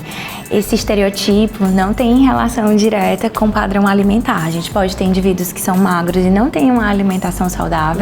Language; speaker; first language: Portuguese; native; Portuguese